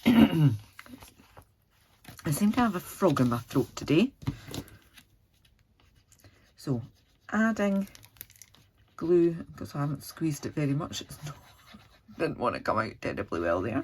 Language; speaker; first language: English; native; English